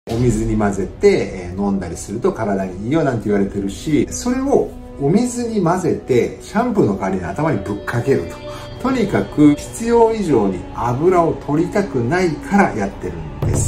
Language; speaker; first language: Japanese; native; Japanese